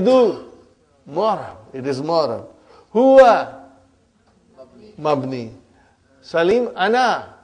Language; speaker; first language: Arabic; non-native, fluent; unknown